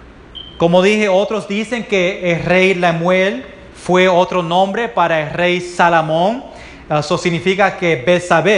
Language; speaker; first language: Spanish; early bilingual, heritage; Spanish